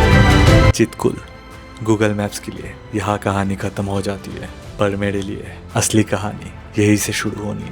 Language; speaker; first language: Hindi; non-native, local second language; Bangla